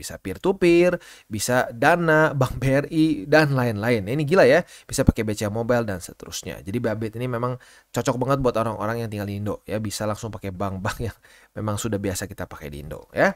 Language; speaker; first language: Indonesian; native; Indonesian